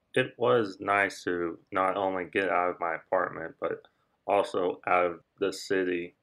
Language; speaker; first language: English; native; English